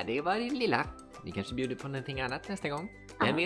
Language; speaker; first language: Swedish; native; Swedish